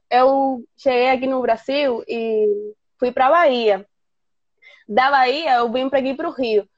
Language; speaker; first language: Portuguese; non-native, fluent; Spanish